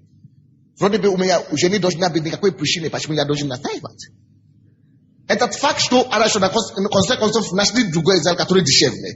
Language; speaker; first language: Russian; non-native, fluent; Yoruba